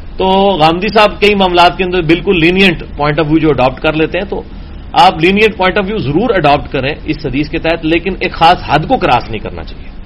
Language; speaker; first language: Urdu; non-native, local second language; Punjabi